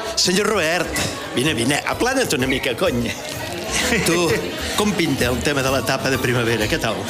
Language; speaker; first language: Catalan; native; Catalan